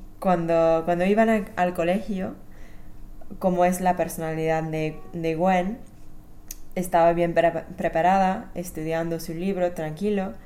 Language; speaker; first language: Spanish; non-native, fluent; English